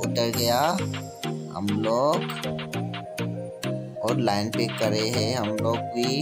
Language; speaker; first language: Hindi; non-native, local second language; Bodo